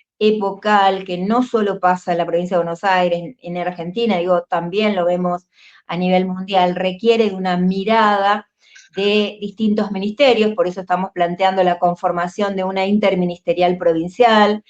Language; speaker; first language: Spanish; native; Spanish